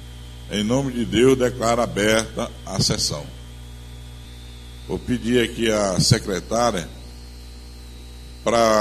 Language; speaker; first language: Portuguese; native; Portuguese